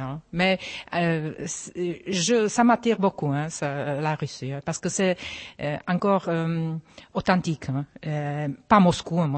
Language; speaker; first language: French; non-native, fluent; Czech